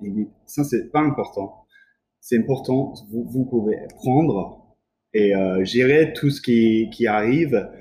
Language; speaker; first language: French; non-native, learner; English